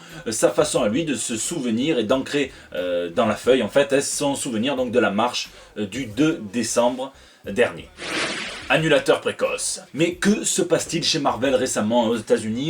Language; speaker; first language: French; native; French